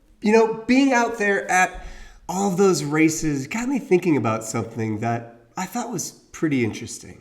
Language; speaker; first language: English; native; English